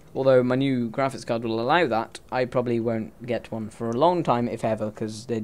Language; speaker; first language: English; native; English